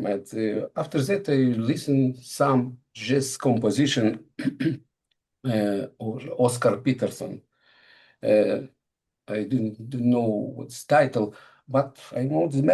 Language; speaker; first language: English; non-native, learner; Russian